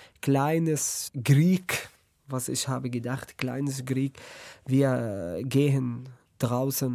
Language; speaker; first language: German; non-native, learner; Arabic